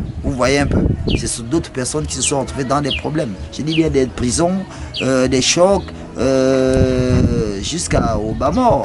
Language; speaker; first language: French; non-native, local second language; Fang